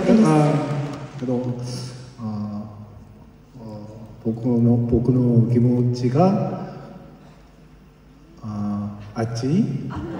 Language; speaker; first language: Japanese; non-native, learner; Korean